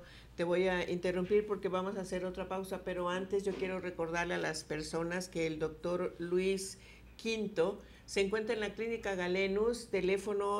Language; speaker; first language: Spanish; native; Spanish